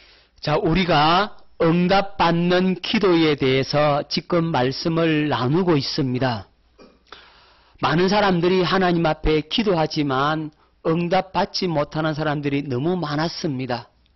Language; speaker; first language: Korean; native; Korean